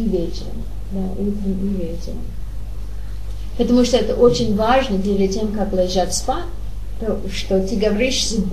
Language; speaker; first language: Russian; non-native, learner; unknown